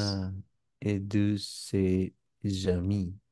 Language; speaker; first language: French; non-native, learner; English